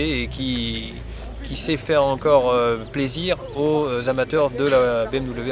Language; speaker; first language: French; native; French